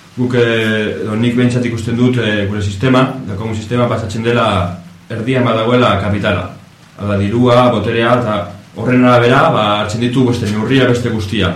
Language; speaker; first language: Basque; non-native, local second language; Spanish